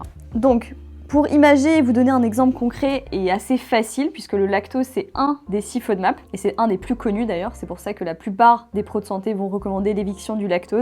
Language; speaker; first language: French; native; French